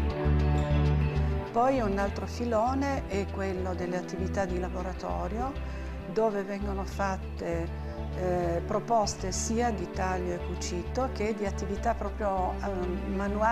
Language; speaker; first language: Italian; native; Italian